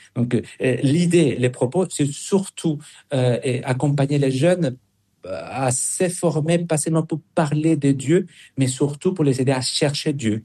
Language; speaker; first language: French; non-native, fluent; Spanish